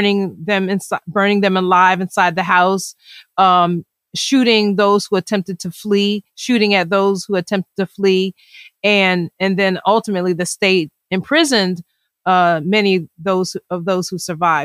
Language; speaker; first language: English; native; English